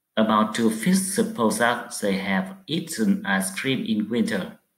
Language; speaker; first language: English; non-native, fluent; Vietnamese